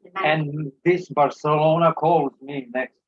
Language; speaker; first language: English; non-native, learner; Serbian